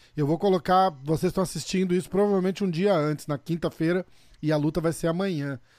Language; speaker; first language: Portuguese; native; Portuguese